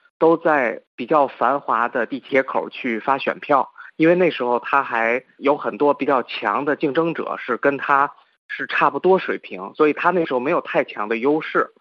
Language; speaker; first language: Chinese; native; Chinese